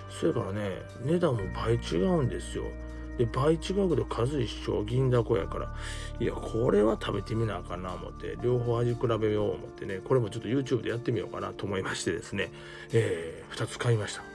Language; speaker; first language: Japanese; native; Japanese